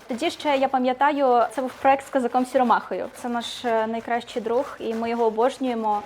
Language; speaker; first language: Ukrainian; native; Ukrainian